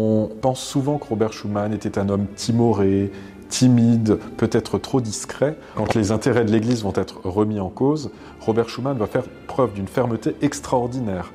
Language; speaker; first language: French; native; French